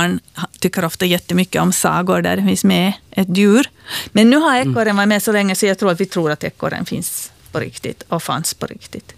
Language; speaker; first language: Swedish; native; Swedish